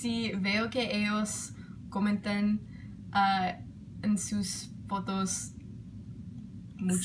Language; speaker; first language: Spanish; non-native, learner; English